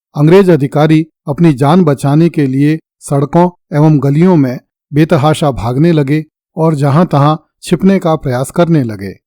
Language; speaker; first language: Hindi; native; Hindi